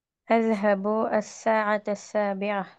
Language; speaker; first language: Arabic; non-native, learner; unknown